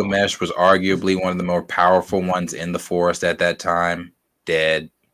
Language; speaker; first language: English; native; English